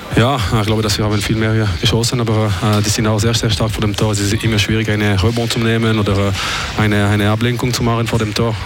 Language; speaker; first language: German; non-native, local second language; French